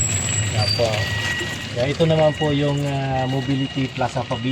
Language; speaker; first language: Filipino; native; Filipino